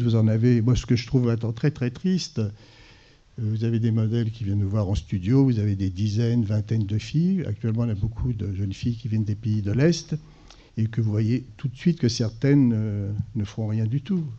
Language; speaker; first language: French; native; French